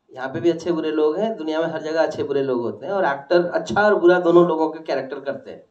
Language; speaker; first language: Hindi; non-native, local second language; Odia